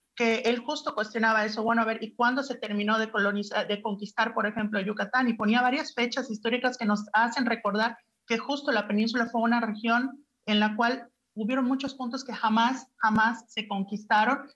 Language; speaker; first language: Spanish; native; Spanish